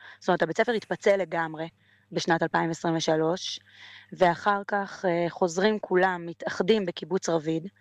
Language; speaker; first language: Hebrew; native; Hebrew